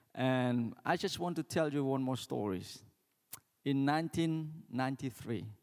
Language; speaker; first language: English; non-native, learner; Khmer